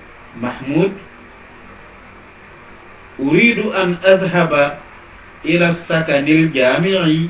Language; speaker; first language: Arabic; non-native, fluent; Wolof